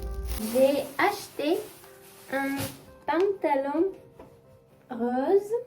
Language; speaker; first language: French; non-native, learner; Russian